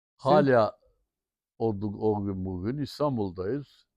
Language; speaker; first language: Turkish; native; Turkish